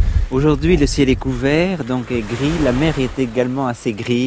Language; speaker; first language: French; native; French